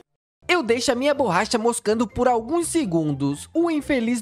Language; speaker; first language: Portuguese; native; Portuguese